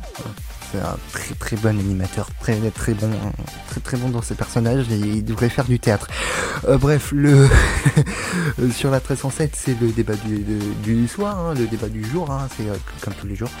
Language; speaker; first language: French; native; French